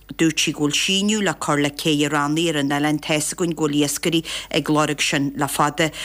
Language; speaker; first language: Irish; native; Irish